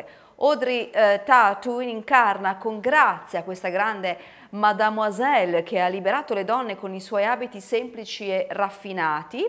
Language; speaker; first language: Italian; native; Italian